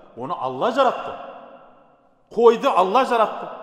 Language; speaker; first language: Russian; non-native, local second language; Kazakh